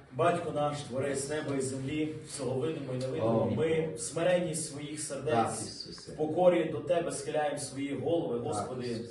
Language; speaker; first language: Ukrainian; native; Ukrainian